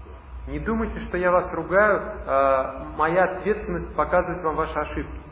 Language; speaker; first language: Russian; native; Russian